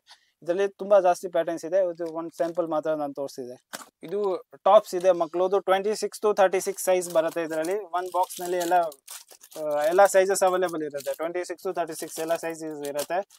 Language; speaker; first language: Kannada; non-native, local second language; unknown